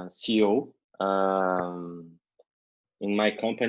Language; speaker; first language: English; non-native, learner; Portuguese